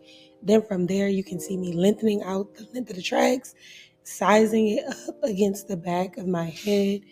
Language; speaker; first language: English; native; English